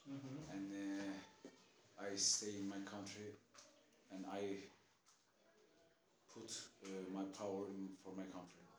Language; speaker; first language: English; non-native, learner; Turkish